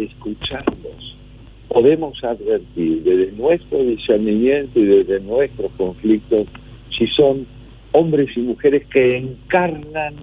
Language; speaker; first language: Spanish; native; Spanish